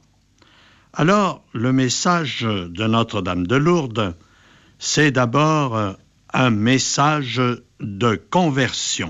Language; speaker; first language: French; native; French